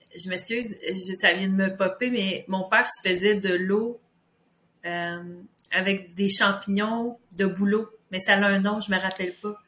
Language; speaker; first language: French; native; French